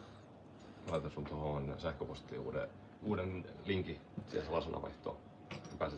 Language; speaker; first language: Finnish; native; Finnish